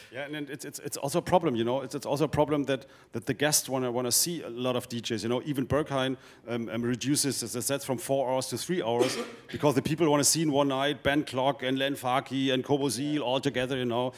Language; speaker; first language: English; non-native, fluent; German